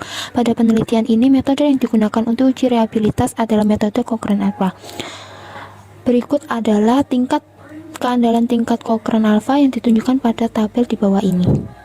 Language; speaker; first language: Indonesian; native; Indonesian